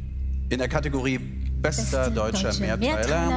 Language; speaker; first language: German; native; German